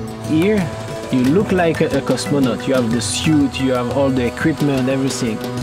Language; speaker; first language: English; non-native, fluent; French